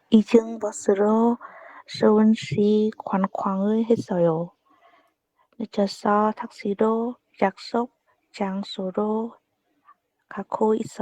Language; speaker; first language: Korean; non-native, learner; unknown